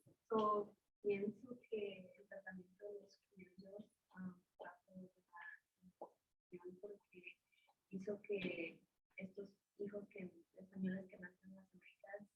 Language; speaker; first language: Spanish; non-native, learner; English